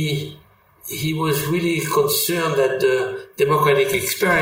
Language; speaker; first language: English; non-native, fluent; French